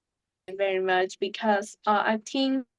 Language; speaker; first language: English; non-native, learner; Vietnamese